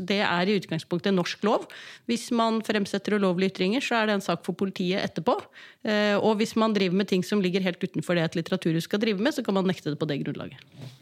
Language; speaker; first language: Norwegian; native; Norwegian